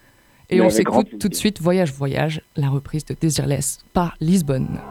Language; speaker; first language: French; native; French